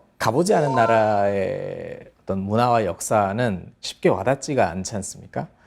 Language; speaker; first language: Korean; native; Korean